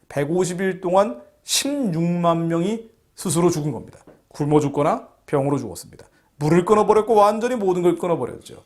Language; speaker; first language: Korean; native; Korean